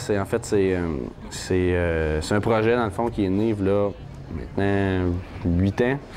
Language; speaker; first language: French; native; French